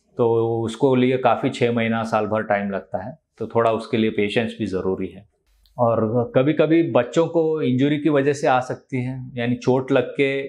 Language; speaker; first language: Hindi; non-native, local second language; Telugu